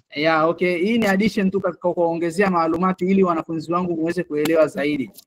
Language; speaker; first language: Swahili; native; Swahili